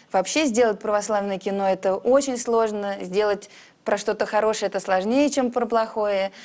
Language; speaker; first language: Russian; early bilingual, heritage; Russian